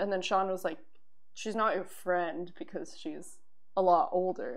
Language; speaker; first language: English; native; English